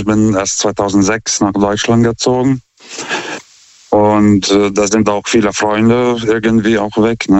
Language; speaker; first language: German; non-native, fluent; Lithuanian